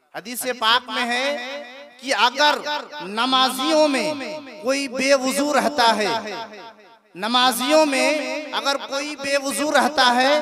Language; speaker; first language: Urdu; non-native, local second language; Bangla